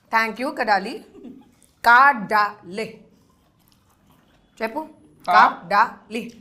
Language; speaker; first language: Telugu; non-native, learner; Hindi